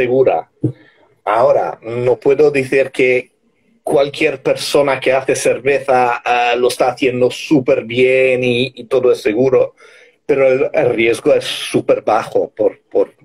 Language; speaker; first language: Spanish; non-native, fluent; English